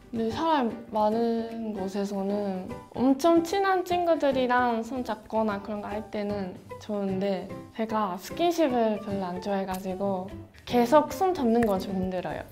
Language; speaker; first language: Korean; non-native, fluent; Japanese